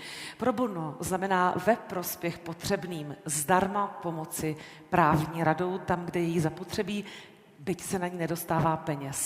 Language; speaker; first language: Czech; native; Czech